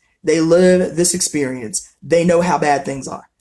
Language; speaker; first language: English; native; English